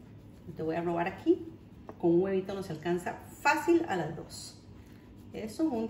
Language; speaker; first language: Spanish; native; Spanish